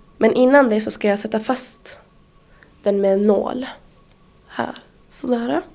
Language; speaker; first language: Swedish; early bilingual, other home language; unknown